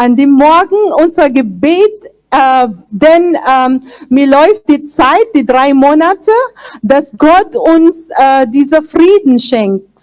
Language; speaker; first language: German; non-native, fluent; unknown